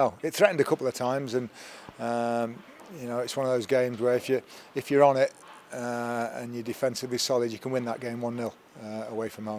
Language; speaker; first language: English; native; English